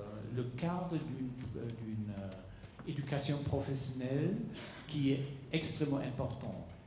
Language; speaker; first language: French; non-native, fluent; German